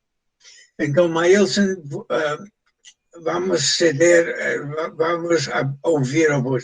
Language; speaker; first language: Portuguese; non-native, fluent; English